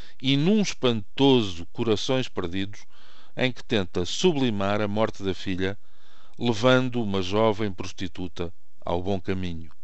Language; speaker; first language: Portuguese; native; Portuguese